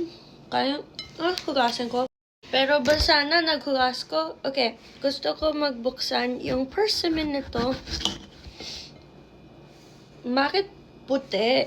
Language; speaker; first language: Filipino; non-native, learner; English